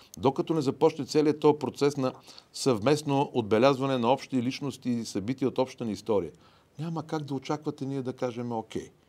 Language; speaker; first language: Bulgarian; native; Bulgarian